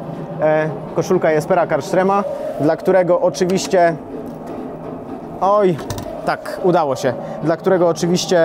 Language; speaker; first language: Polish; native; Polish